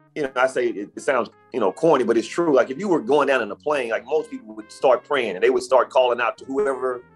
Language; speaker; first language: English; native; English